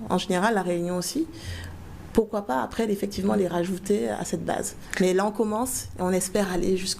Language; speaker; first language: French; native; French